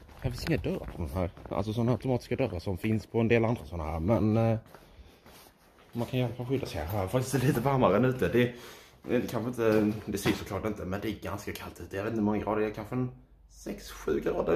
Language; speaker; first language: Swedish; native; Swedish